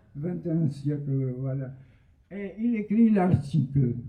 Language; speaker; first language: French; non-native, fluent; Russian